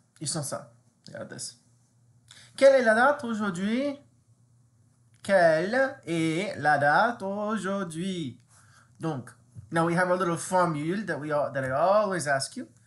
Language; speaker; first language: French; non-native, fluent; English